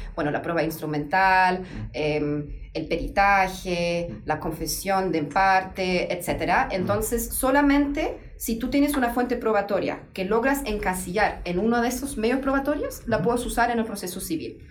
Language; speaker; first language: Spanish; non-native, fluent; German